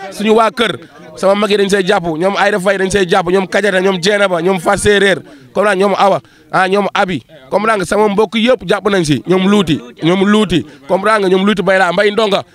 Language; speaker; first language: Wolof; non-native, local second language; Fula